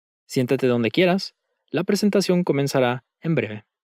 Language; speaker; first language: Spanish; native; Spanish